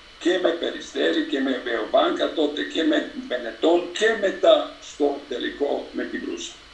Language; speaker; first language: Greek; non-native, fluent; Serbian